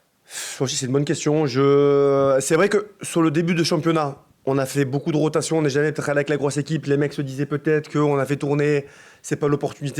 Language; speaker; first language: French; native; French